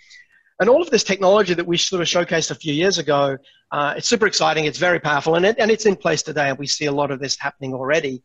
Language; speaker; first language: English; native; English